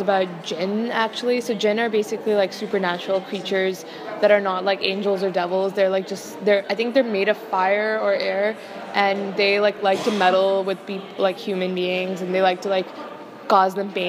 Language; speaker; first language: English; non-native, local second language; Punjabi